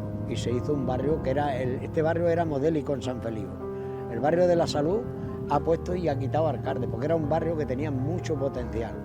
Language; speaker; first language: Spanish; native; Spanish